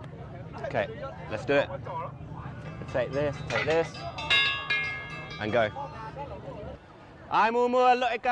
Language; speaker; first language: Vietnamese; non-native, learner; English